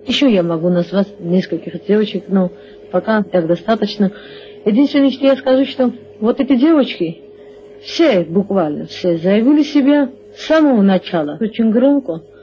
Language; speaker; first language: Russian; non-native, local second language; Georgian